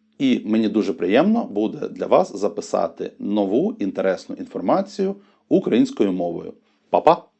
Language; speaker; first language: Ukrainian; non-native, local second language; Russian